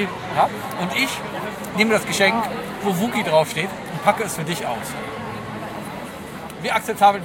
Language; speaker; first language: German; native; German